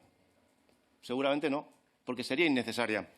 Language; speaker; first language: Spanish; native; Spanish